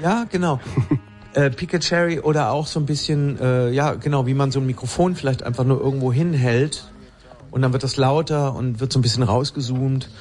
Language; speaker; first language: German; native; German